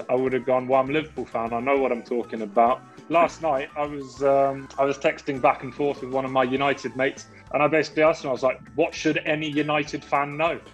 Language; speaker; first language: English; native; English